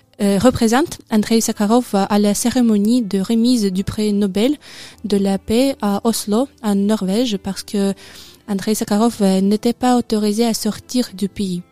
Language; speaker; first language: French; non-native, learner; Russian